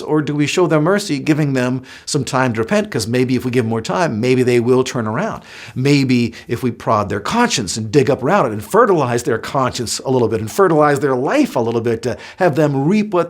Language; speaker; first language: English; native; English